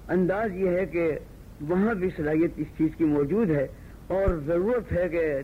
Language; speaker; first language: Urdu; native; Urdu